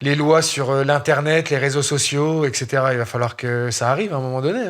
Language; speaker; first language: French; native; French